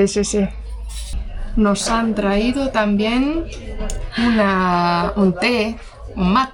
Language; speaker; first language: Spanish; non-native, fluent; Estonian